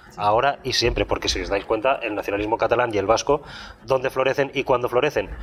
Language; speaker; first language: Spanish; non-native, local second language; Catalan